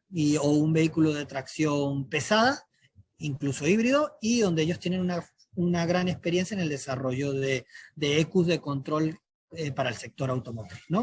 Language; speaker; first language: Spanish; native; Spanish